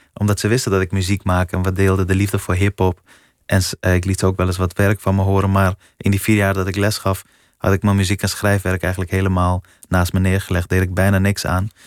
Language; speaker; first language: Dutch; early bilingual, other home language; Persian